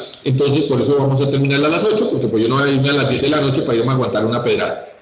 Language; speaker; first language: Spanish; native; Spanish